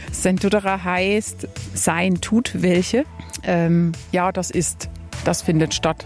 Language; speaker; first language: German; native; German